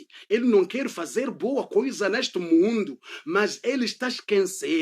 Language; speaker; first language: Portuguese; non-native, learner; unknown